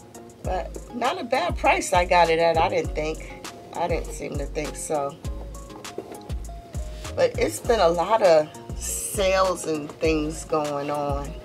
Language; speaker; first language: English; native; English